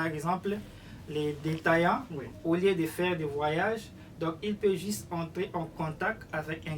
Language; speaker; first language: French; non-native, local second language; Lingala